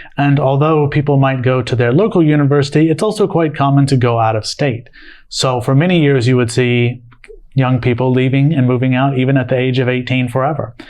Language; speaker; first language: English; native; English